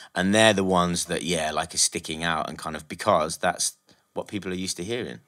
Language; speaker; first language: English; native; English